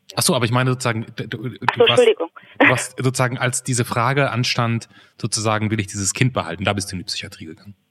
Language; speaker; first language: German; native; German